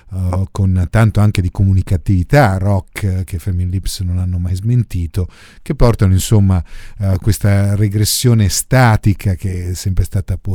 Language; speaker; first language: Italian; native; Italian